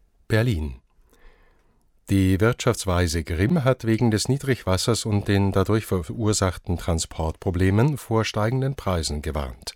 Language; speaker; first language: German; native; German